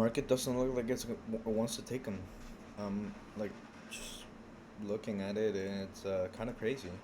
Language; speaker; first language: English; early bilingual, other home language; Spanish